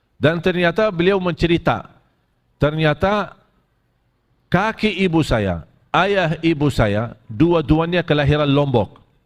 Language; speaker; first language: Malay; non-native, fluent; Arabic